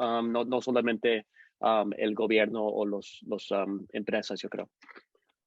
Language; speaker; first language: Spanish; non-native, fluent; English